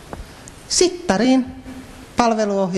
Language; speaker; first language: Finnish; non-native, local second language; Swedish